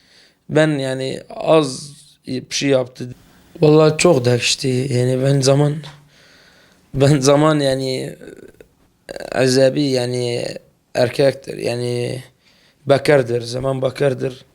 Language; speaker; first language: Turkish; non-native, learner; Arabic